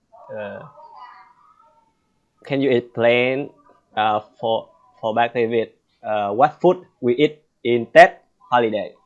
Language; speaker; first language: English; non-native, learner; Vietnamese